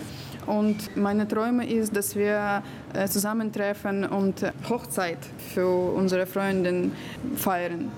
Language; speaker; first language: German; non-native, learner; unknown